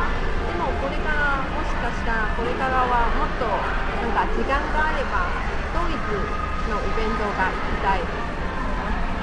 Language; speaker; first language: Japanese; non-native, fluent; Chinese